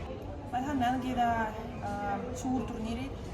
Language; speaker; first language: Estonian; non-native, learner; Russian